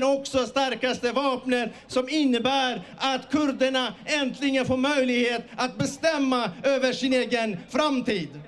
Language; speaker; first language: Swedish; early bilingual, other home language; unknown